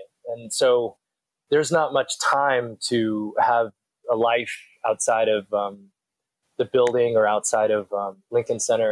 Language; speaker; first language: English; native; English